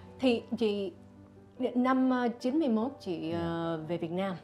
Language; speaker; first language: Vietnamese; early bilingual, heritage; Vietnamese